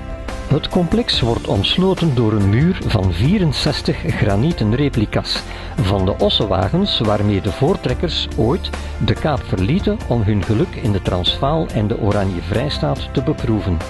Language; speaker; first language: Dutch; native; Dutch